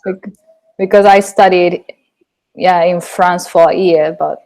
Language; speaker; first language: English; non-native, fluent; Japanese